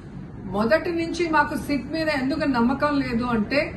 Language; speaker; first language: Telugu; native; Telugu